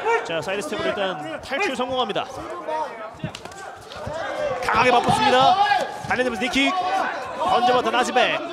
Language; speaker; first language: Korean; native; Korean